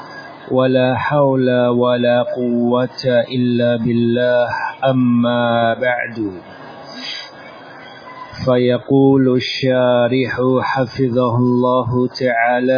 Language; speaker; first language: Arabic; non-native, fluent; Indonesian